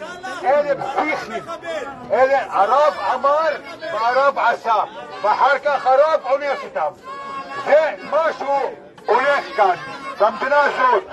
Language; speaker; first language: Hebrew; non-native, local second language; Arabic